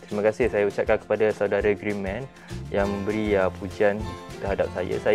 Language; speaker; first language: Malay; native; Malay